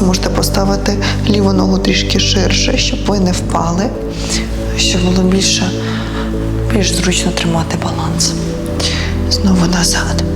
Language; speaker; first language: Ukrainian; native; Ukrainian